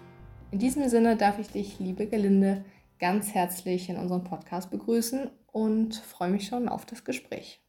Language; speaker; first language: German; native; German